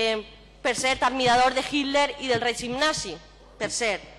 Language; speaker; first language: Catalan; native; Catalan